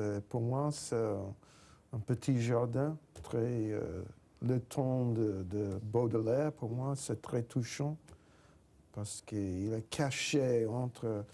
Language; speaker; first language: French; non-native, fluent; English